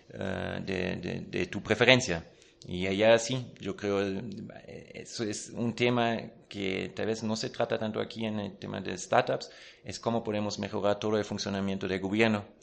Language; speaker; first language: Spanish; non-native, fluent; German